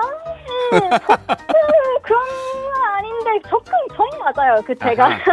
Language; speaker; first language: Korean; non-native, learner; Swedish